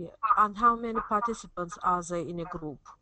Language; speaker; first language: English; non-native, fluent; Azerbaijani